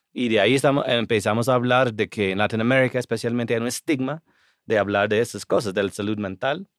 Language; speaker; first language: Spanish; non-native, fluent; English